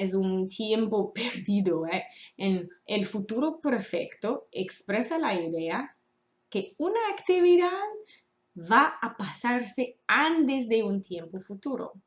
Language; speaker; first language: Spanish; non-native, fluent; English